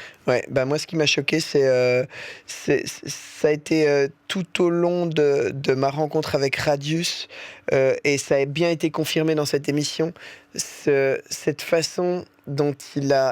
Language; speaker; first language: French; native; French